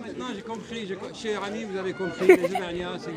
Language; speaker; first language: French; non-native, fluent; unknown